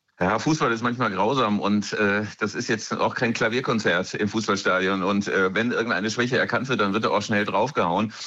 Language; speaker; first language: German; native; German